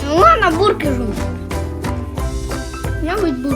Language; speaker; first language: Russian; non-native, local second language; Kazakh